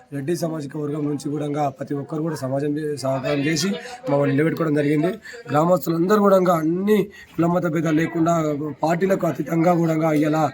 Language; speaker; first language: Telugu; native; Telugu